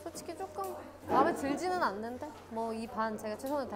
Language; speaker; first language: Korean; native; Korean